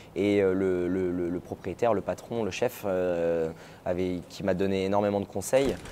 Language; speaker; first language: French; native; French